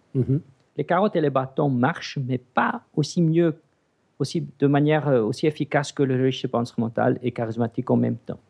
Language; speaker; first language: French; non-native, fluent; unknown